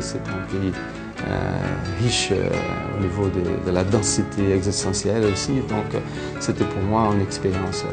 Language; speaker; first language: French; non-native, fluent; Portuguese